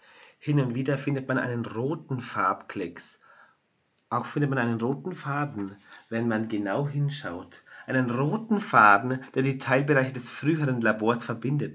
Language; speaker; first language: German; native; German